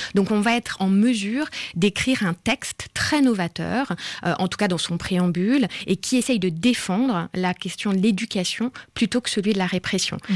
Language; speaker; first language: French; native; French